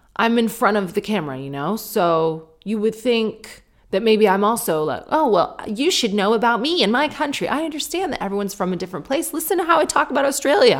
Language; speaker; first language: English; native; English